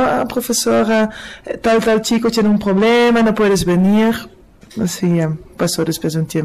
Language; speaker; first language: Spanish; non-native, fluent; Dutch